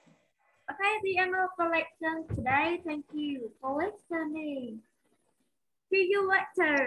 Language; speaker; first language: English; non-native, learner; Vietnamese